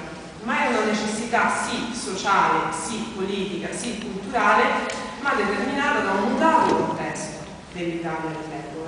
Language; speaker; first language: Italian; native; Italian